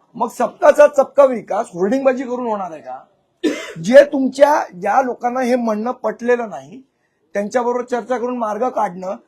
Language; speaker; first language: Marathi; native; Marathi